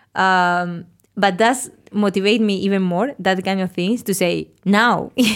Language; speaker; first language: English; non-native, fluent; Spanish